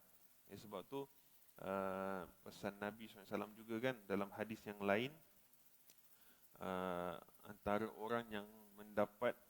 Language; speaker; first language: Malay; native; Malay